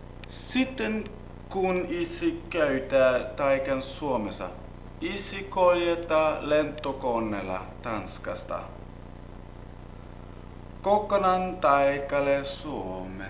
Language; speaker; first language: Finnish; non-native, learner; Danish